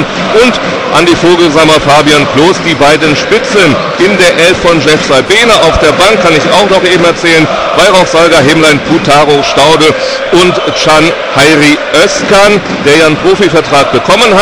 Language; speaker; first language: German; native; German